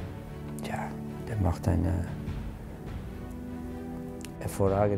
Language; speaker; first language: German; non-native, fluent; Italian